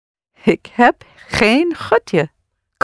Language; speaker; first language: Dutch; non-native, learner; English